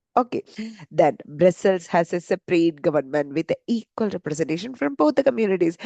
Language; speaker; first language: English; non-native, local second language; Malayalam